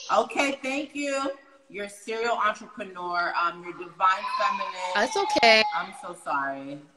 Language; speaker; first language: English; native; English